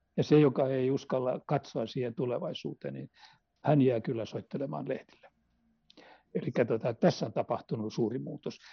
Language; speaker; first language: Finnish; non-native, local second language; Swedish